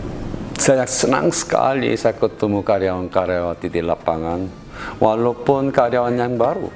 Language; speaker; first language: Indonesian; non-native, learner; Korean